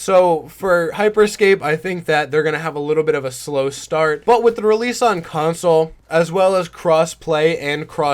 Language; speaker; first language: English; native; English